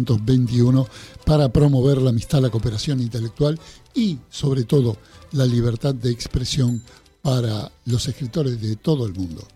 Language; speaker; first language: Spanish; native; Spanish